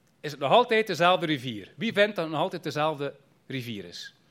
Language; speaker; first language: Dutch; native; Dutch